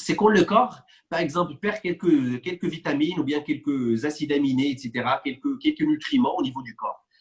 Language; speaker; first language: French; non-native, local second language; Arabic